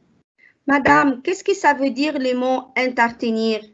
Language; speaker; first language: French; non-native, fluent; Arabic